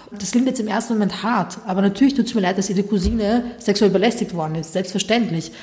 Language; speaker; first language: German; early bilingual, other home language; Bosnian